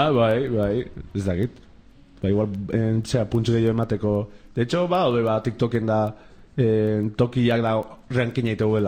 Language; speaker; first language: Basque; native; Basque